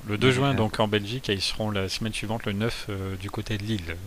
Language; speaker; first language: French; native; French